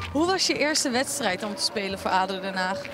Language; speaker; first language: Dutch; native; Dutch